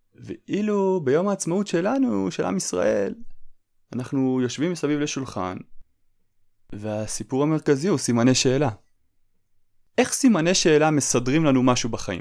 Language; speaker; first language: Hebrew; native; Hebrew